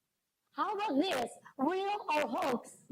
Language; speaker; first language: English; non-native, local second language; Indonesian